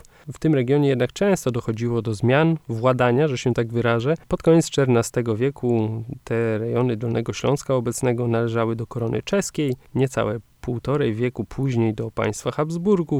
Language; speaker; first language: Polish; native; Polish